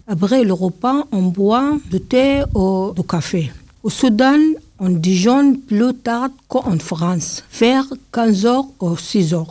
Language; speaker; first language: French; non-native, learner; Arabic